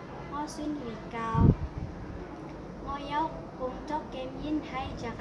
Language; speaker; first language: Cantonese; non-native, learner; Indonesian